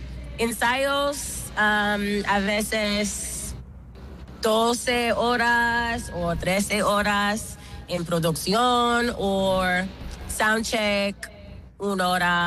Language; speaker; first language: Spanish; non-native, learner; English